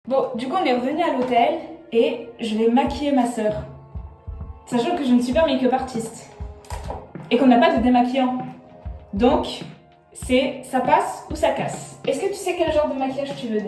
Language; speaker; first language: French; native; French